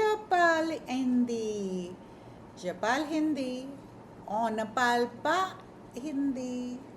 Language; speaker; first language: French; non-native, fluent; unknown